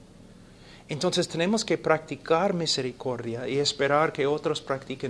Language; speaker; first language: Spanish; non-native, fluent; English